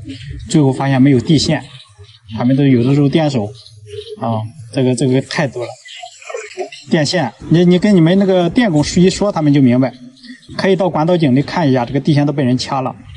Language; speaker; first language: Chinese; native; Chinese